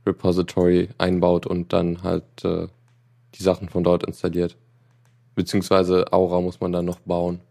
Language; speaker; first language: German; native; German